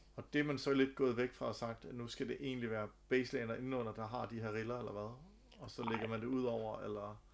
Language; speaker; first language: Danish; native; Danish